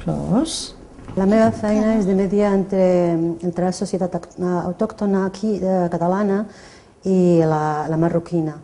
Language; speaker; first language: Catalan; non-native, fluent; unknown